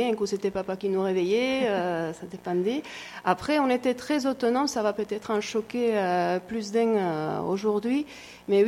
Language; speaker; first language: French; non-native, fluent; Czech